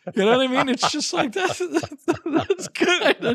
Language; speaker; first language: English; native; English